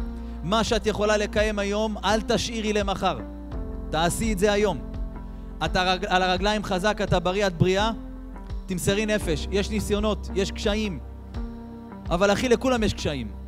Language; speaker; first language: Hebrew; native; Hebrew